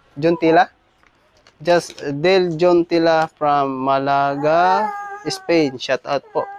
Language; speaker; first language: Filipino; non-native, local second language; Cebuano